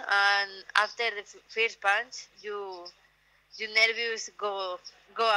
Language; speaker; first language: English; non-native, learner; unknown